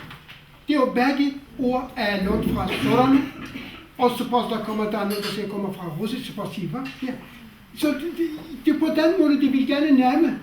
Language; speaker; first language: Danish; non-native, fluent; Kurdish